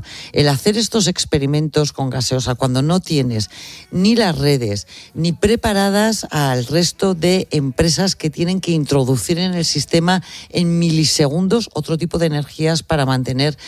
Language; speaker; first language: Spanish; native; Spanish